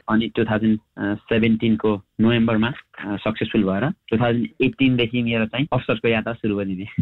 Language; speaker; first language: Nepali; native; Nepali